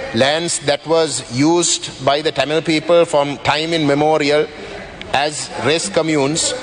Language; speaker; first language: English; non-native, local second language; Tamil